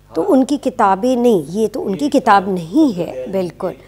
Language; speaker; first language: Hindi; native; Hindi